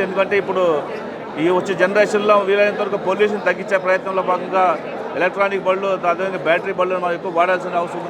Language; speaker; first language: Telugu; native; Telugu